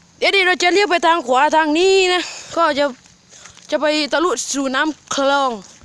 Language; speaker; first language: Thai; native; Thai